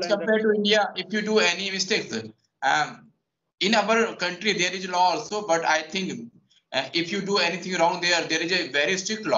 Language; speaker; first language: English; non-native, local second language; Hindi